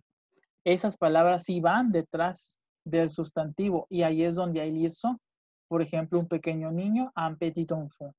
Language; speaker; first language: Spanish; native; Spanish